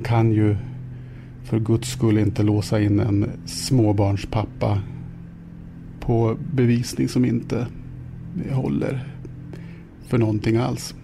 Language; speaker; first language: Swedish; native; Swedish